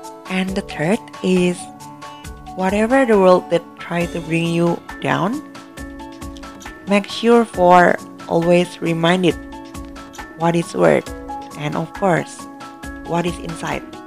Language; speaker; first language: English; non-native, learner; Indonesian